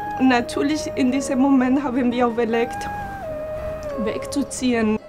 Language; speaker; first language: German; non-native, fluent; Spanish